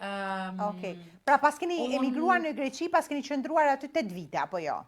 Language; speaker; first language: Albanian; native; Albanian